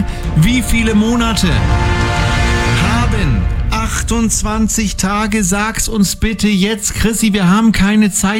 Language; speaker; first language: German; native; German